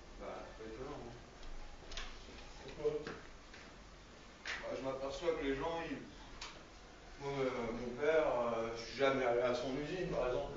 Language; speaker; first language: French; native; French